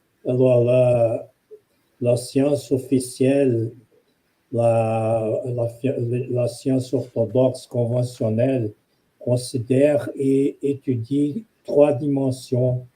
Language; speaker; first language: French; non-native, fluent; Portuguese